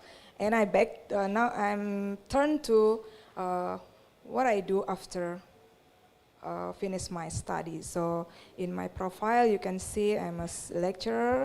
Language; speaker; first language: English; non-native, fluent; Indonesian